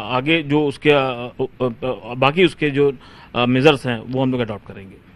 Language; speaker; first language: Hindi; native; Hindi